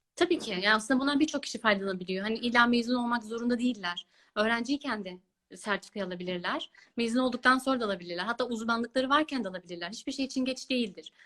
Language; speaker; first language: Turkish; early bilingual, heritage; Turkish